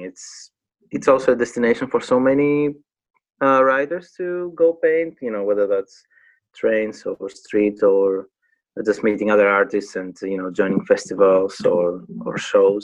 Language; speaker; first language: English; non-native, fluent; Greek